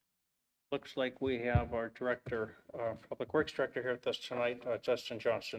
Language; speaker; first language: English; native; English